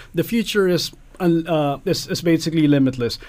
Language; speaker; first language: English; non-native, local second language; Filipino